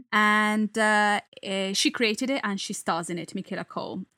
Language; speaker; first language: English; non-native, fluent; Italian